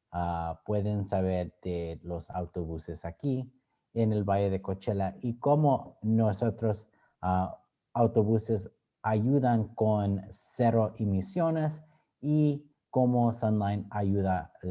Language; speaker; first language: Spanish; early bilingual, other home language; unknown